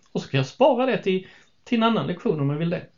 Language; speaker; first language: Swedish; native; Swedish